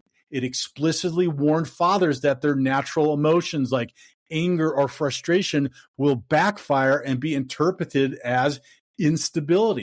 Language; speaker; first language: English; native; English